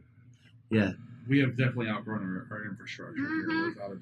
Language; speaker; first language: English; native; English